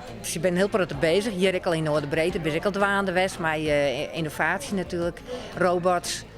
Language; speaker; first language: Dutch; non-native, local second language; Western Frisian